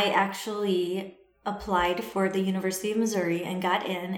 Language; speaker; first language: English; early bilingual, other home language; Assyrian Neo-Aramaic